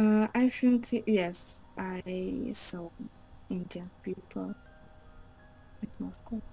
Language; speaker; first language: English; non-native, learner; Russian